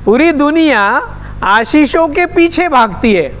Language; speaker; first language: Hindi; non-native, local second language; Marathi